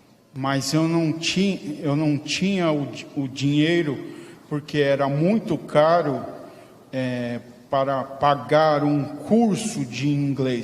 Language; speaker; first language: Portuguese; non-native, fluent; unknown